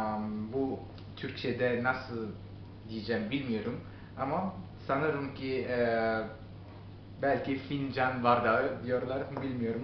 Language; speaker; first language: Turkish; non-native, learner; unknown